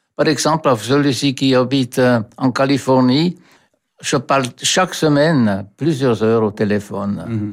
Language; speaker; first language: French; non-native, fluent; German